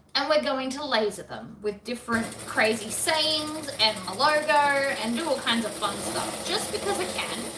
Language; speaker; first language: English; native; English